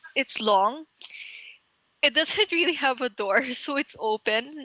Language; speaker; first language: English; non-native, local second language; Filipino